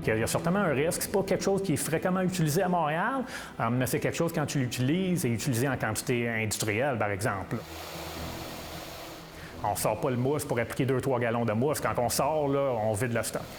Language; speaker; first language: French; native; French